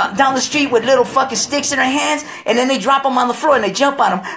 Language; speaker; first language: English; early bilingual, other home language; Spanish